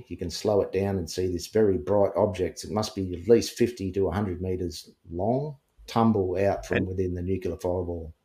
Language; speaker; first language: English; native; English